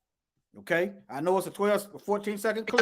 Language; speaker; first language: English; native; English